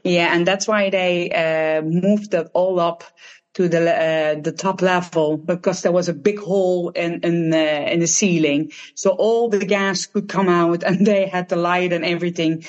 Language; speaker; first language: English; non-native, fluent; Dutch